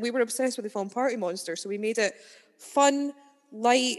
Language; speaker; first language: English; native; English